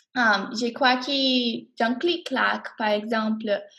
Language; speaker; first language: French; non-native, learner; English